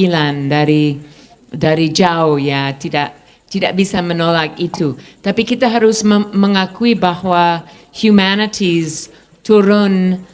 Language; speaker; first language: Indonesian; non-native, fluent; English